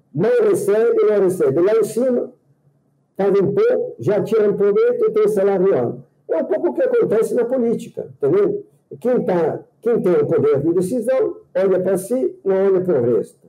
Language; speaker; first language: Portuguese; non-native, fluent; Italian